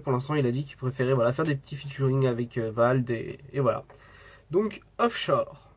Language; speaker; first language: French; native; French